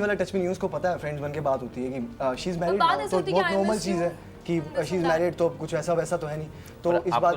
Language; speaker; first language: Hindi; native; Hindi